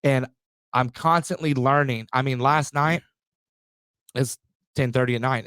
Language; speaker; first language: English; native; English